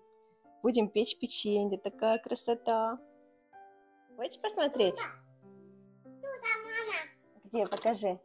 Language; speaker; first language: Russian; native; Russian